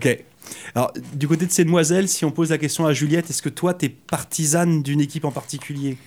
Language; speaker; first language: French; native; French